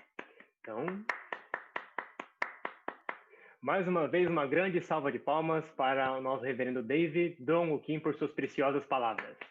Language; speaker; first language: Portuguese; native; Portuguese